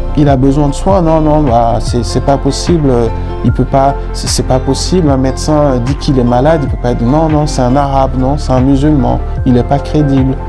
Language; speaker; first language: French; non-native, local second language; Fula